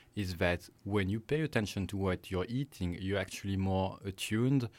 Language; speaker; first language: English; non-native, fluent; French